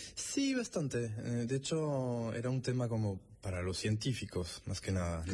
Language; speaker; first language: Spanish; non-native, fluent; French